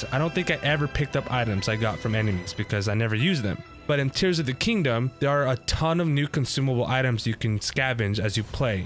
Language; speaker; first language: English; native; English